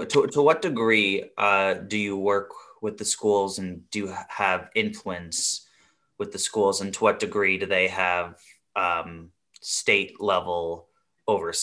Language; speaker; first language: English; native; English